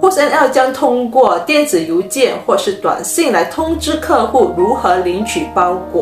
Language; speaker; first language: Chinese; native; Chinese